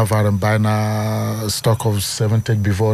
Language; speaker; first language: Dutch; non-native, learner; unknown